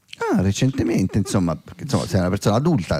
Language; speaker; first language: Italian; native; Italian